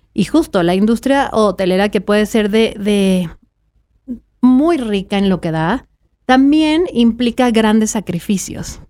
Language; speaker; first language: Spanish; native; Spanish